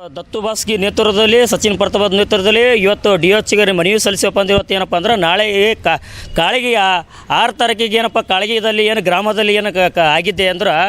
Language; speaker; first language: Kannada; native; Kannada